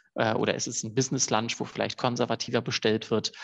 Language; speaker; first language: German; native; German